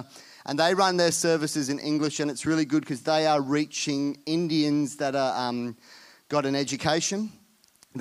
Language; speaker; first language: English; native; English